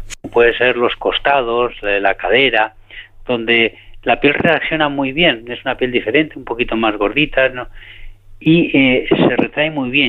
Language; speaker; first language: Spanish; native; Spanish